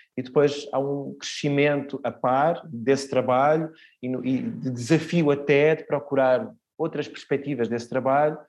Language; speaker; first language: Portuguese; early bilingual, other home language; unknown